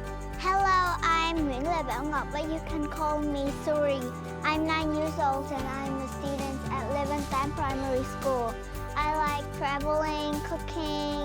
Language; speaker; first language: English; non-native, fluent; Vietnamese